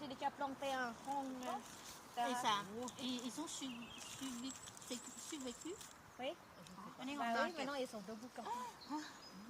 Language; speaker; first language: French; non-native, learner; Thai